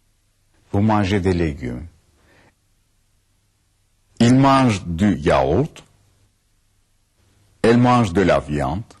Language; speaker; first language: French; non-native, fluent; Turkish